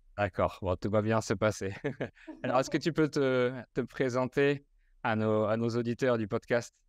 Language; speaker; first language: French; native; French